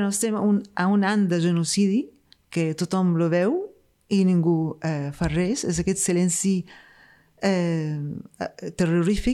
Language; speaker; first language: Catalan; non-native, fluent; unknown